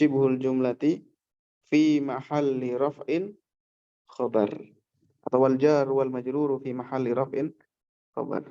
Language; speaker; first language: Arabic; non-native, learner; Indonesian